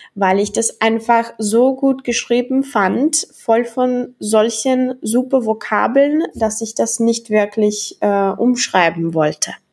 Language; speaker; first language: German; non-native, fluent; Czech